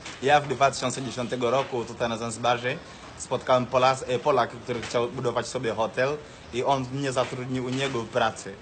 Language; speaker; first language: Polish; non-native, learner; Swahili